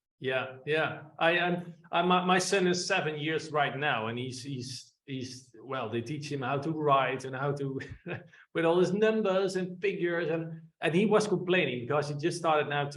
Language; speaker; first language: English; non-native, fluent; Dutch